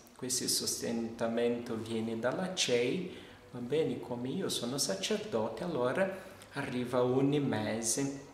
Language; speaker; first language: Italian; non-native, fluent; Portuguese